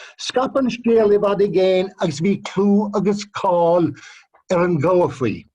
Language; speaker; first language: Irish; native; Irish